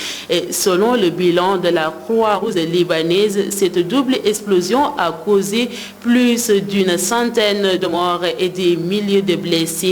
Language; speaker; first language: French; non-native, local second language; Wolof